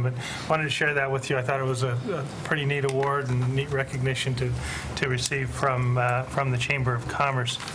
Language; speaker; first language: English; native; English